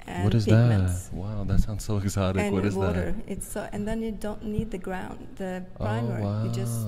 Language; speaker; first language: English; non-native, fluent; Norwegian